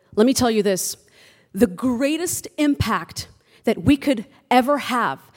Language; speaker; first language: English; early bilingual, other home language; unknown